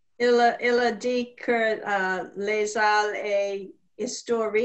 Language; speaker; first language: French; non-native, learner; English